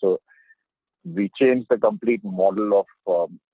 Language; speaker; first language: English; non-native, local second language; Hindi